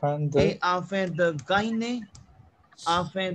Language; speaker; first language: French; non-native, fluent; Hindi